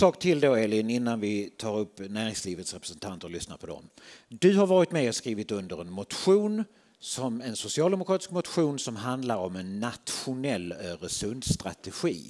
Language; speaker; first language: Swedish; native; Swedish